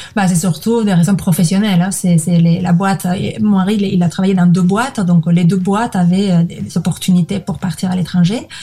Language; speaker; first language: French; non-native, fluent; Spanish